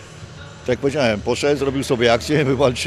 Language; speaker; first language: Polish; native; Polish